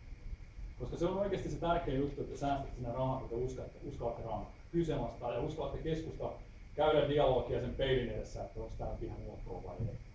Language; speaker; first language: Finnish; native; Finnish